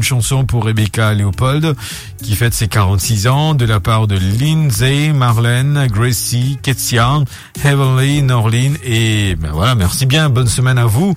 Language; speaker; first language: French; non-native, local second language; Morisyen